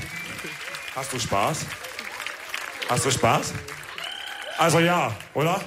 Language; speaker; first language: German; early bilingual, other home language; Wolof